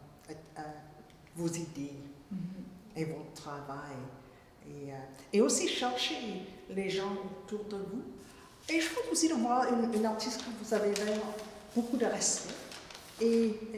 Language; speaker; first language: French; non-native, fluent; English